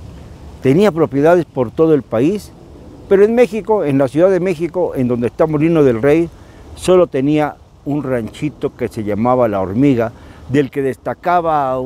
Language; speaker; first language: Spanish; native; Spanish